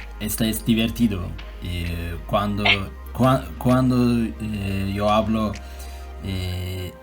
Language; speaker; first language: Spanish; non-native, learner; Turkish